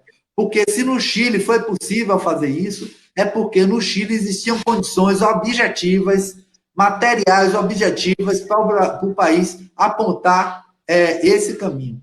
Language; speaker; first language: Portuguese; native; Portuguese